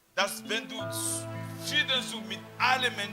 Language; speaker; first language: German; non-native, fluent; French